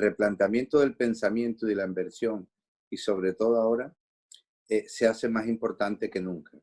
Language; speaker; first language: Spanish; native; Spanish